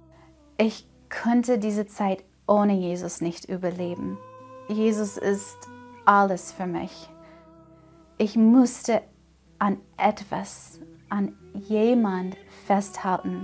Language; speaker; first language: German; non-native, fluent; English